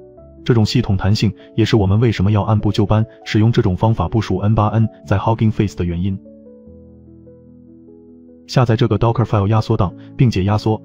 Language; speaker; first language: Chinese; native; Chinese